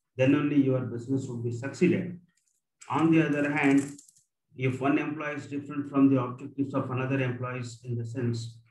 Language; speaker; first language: English; non-native, local second language; Kannada